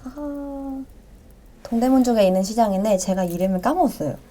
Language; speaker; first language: Korean; non-native, fluent; Thai